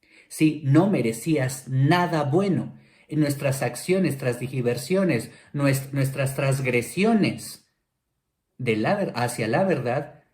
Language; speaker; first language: Spanish; native; Spanish